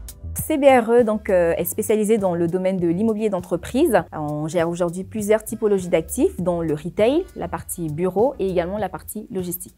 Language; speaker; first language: French; native; French